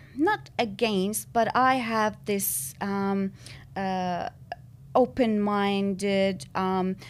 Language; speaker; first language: English; non-native, fluent; Arabic